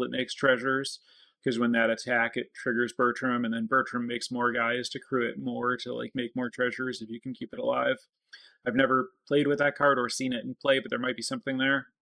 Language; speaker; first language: English; native; English